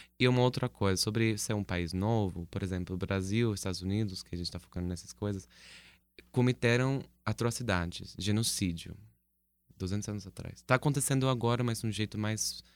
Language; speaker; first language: Portuguese; non-native, fluent; English